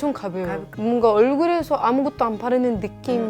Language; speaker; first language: Korean; non-native, fluent; Arabic